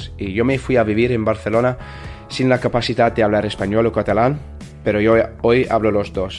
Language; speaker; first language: Spanish; non-native, learner; English